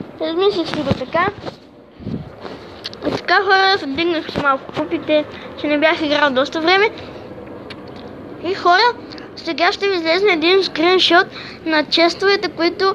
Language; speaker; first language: Bulgarian; native; Bulgarian